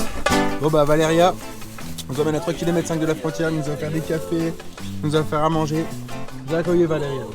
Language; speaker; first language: French; native; French